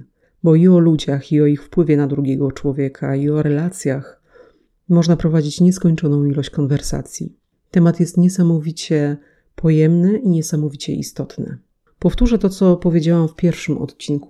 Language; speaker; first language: Polish; native; Polish